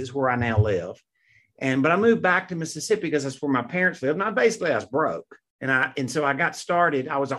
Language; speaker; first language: English; native; English